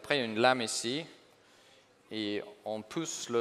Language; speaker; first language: French; non-native, fluent; English